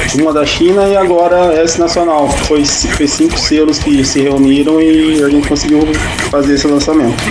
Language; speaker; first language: Portuguese; native; Portuguese